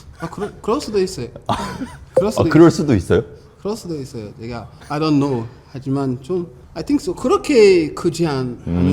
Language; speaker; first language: Korean; non-native, fluent; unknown